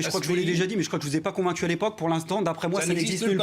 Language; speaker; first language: French; native; French